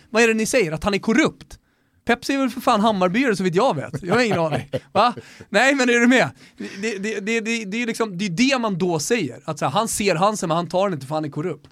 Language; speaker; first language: Swedish; native; Swedish